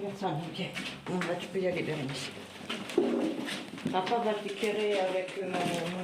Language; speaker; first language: French; native; French